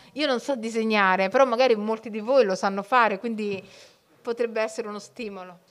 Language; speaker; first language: Italian; early bilingual, other home language; Somali